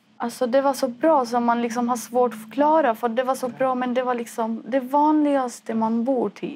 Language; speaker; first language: Swedish; non-native, fluent; Arabic